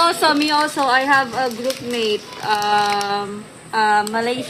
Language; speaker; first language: English; non-native, local second language; Filipino